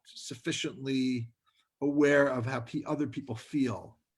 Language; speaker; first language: English; native; English